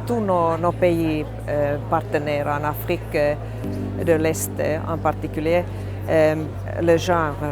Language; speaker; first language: French; non-native, fluent; Finnish